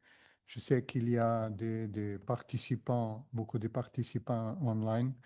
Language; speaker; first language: French; non-native, fluent; Portuguese